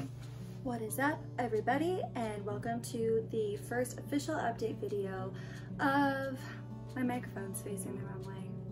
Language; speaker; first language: English; native; English